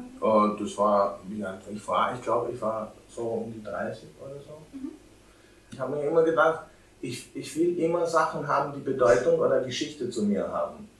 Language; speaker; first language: German; non-native, fluent; Albanian